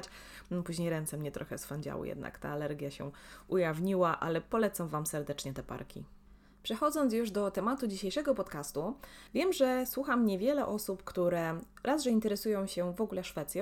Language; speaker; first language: Polish; native; Polish